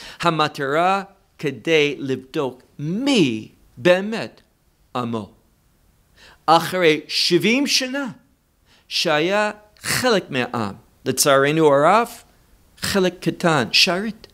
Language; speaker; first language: Hebrew; non-native, fluent; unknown